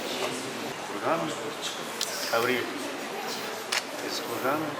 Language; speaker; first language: Russian; non-native, learner; Mongolian